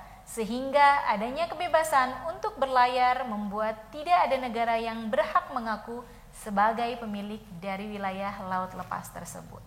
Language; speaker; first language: Indonesian; native; Indonesian